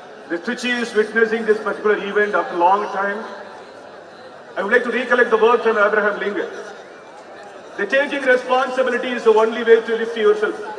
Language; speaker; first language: English; non-native, local second language; Tamil